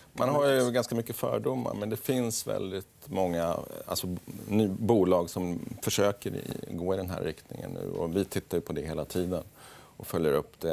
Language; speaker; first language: Swedish; native; Swedish